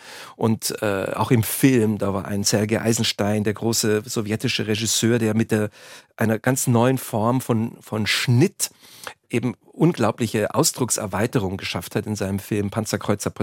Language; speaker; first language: German; native; German